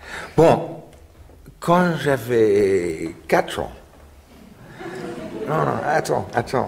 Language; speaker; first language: French; non-native, fluent; English